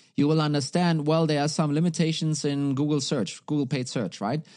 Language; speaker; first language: English; non-native, fluent; German